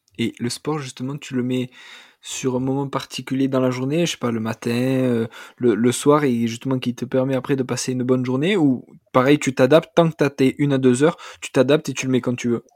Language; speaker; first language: French; native; French